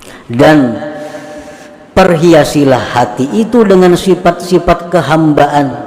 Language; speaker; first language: Indonesian; non-native, local second language; Banjar